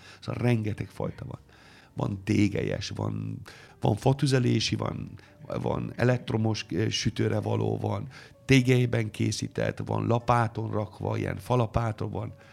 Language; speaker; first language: Hungarian; non-native, fluent; Italian